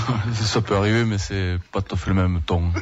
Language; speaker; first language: French; native; French